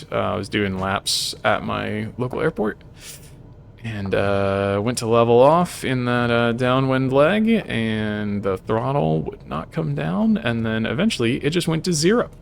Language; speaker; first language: English; native; English